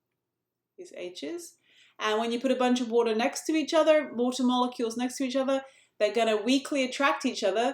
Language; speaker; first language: English; native; English